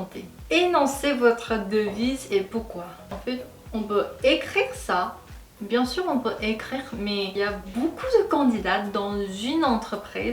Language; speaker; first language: French; non-native, fluent; Korean